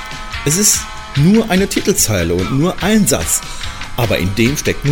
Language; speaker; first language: German; native; German